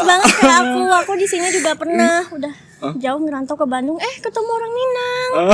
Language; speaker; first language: Indonesian; non-native, local second language; Minangkabau